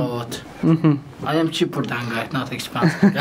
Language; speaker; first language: English; non-native, learner; Arabic